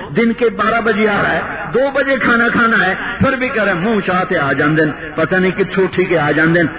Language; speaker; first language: Urdu; non-native, local second language; Punjabi